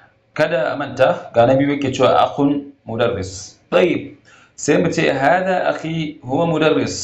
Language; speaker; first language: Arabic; non-native, fluent; Hausa